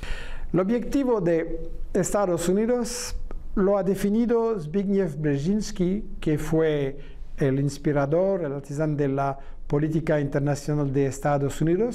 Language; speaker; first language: Spanish; non-native, fluent; French